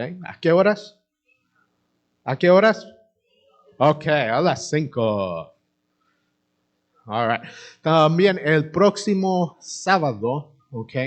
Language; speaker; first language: Spanish; early bilingual, heritage; Spanish